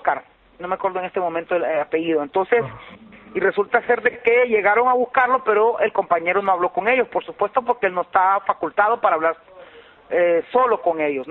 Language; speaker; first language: Spanish; native; Spanish